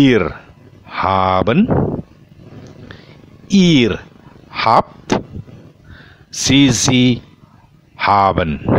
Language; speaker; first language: German; non-native, fluent; Indonesian